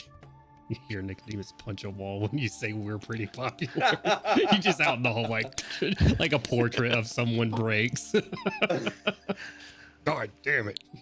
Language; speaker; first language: English; native; English